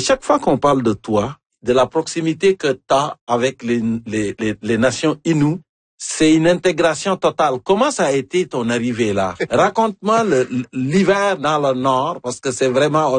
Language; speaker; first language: French; native; French